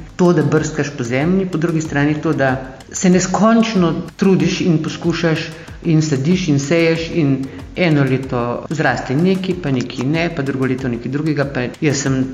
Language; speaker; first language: Slovenian; native; Slovenian